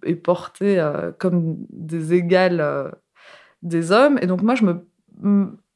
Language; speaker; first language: French; native; French